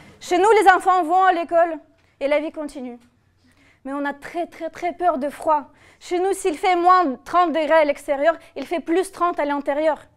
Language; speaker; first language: French; non-native, fluent; Russian